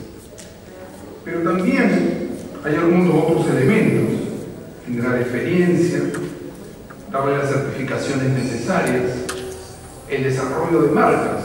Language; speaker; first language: Spanish; native; Spanish